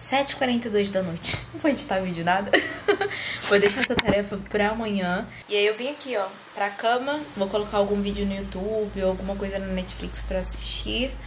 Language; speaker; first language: Portuguese; native; Portuguese